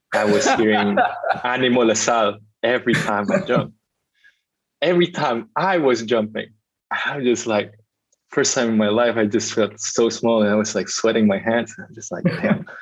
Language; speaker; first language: English; non-native, local second language; Filipino